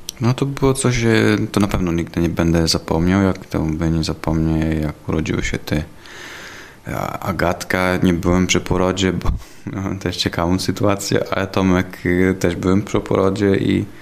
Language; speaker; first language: Polish; non-native, learner; Italian